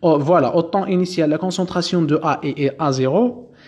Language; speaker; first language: French; non-native, local second language; Arabic